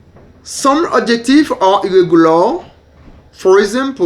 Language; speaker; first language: English; non-native, learner; Haitian Creole